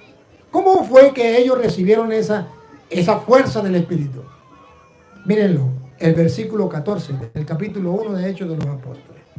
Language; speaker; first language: Spanish; native; Spanish